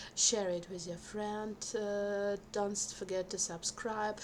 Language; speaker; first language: English; non-native, fluent; Ukrainian